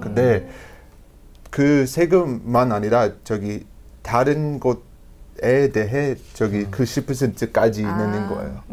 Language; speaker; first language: Korean; non-native, learner; English